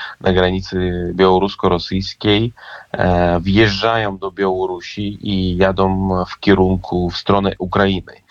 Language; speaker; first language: Polish; non-native, fluent; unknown